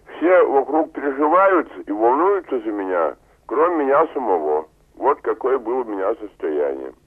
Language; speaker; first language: Russian; native; Russian